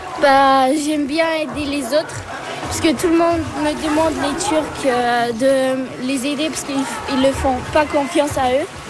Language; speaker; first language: French; early bilingual, other home language; Turkish